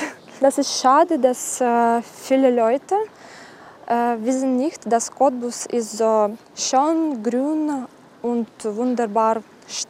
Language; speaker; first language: German; non-native, learner; Ukrainian